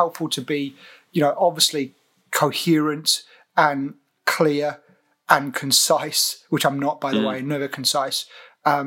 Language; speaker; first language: English; native; English